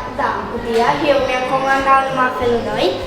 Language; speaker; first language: Romanian; early bilingual, other home language; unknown